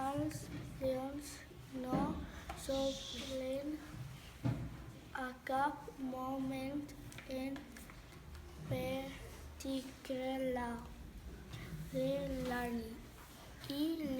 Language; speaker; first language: Catalan; non-native, local second language; Spanish